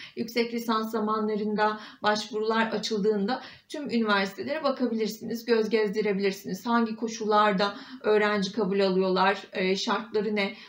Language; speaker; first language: Turkish; native; Turkish